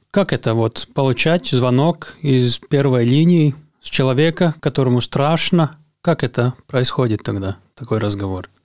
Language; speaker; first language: Russian; non-native, local second language; Latvian